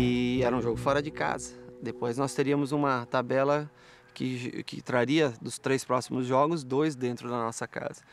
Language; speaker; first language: Portuguese; native; Portuguese